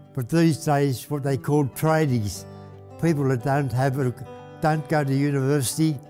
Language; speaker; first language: English; native; English